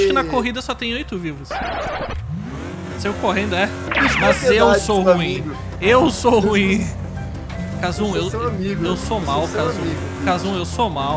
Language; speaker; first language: Portuguese; native; Portuguese